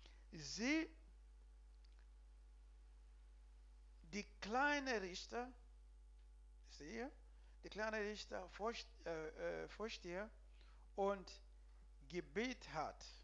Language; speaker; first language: German; non-native, learner; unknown